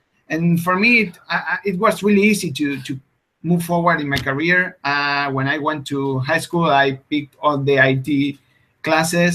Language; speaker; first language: English; non-native, fluent; Spanish